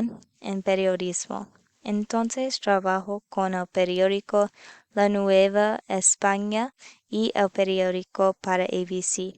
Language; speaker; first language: Spanish; non-native, learner; English